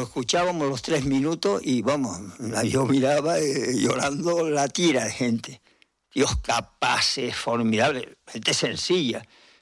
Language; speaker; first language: Spanish; native; Spanish